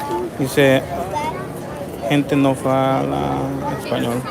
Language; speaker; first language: Spanish; early bilingual, heritage; Spanish